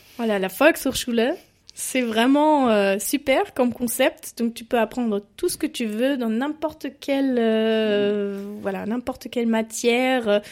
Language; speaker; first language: French; non-native, fluent; German